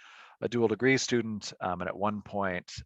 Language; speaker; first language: English; native; English